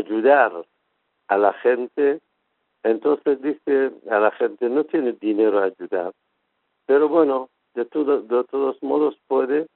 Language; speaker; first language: Spanish; non-native, fluent; Persian